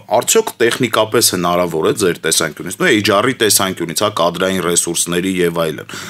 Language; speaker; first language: Armenian; native; Armenian